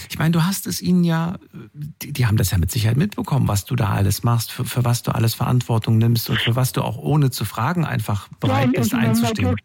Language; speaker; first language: German; native; German